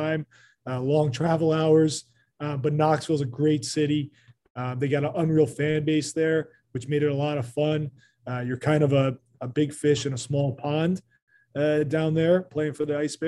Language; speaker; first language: English; native; English